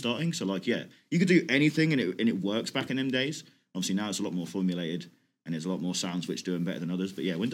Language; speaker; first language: English; native; English